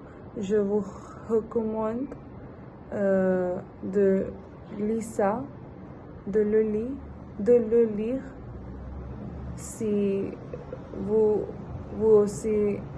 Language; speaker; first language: French; non-native, learner; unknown